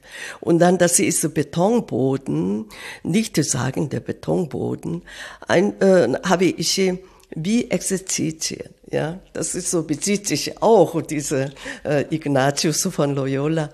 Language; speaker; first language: German; non-native, fluent; Korean